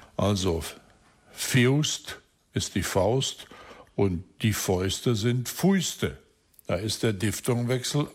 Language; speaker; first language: German; native; German